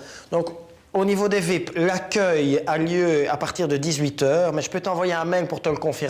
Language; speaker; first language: French; native; French